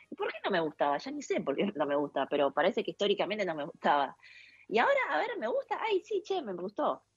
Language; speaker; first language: Spanish; early bilingual, other home language; Chinese